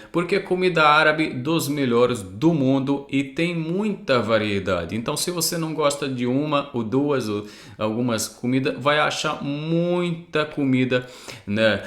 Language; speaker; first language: Portuguese; non-native, fluent; Arabic